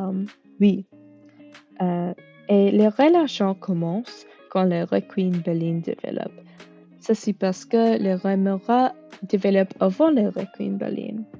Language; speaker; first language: French; non-native, learner; English